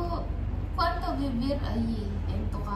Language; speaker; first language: Spanish; non-native, learner; Filipino